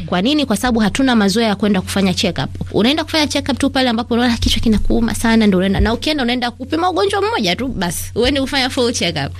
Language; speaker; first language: Swahili; native; Swahili